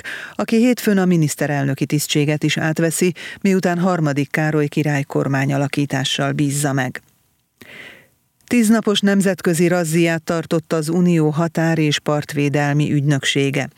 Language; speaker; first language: Hungarian; native; Hungarian